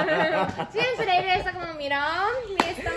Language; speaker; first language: Spanish; non-native, learner; Japanese